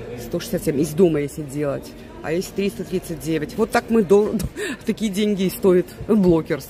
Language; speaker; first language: Russian; native; Russian